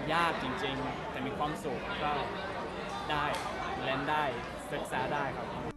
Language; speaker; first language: Thai; non-native, learner; English